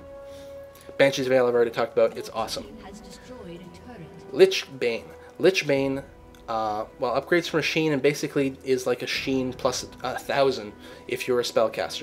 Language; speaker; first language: English; native; English